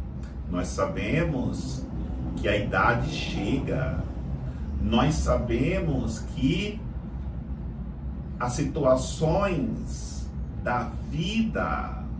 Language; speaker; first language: Portuguese; native; Portuguese